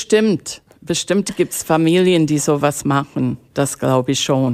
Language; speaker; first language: German; non-native, fluent; English